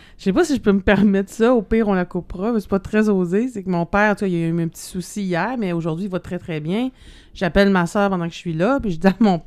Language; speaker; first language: French; native; French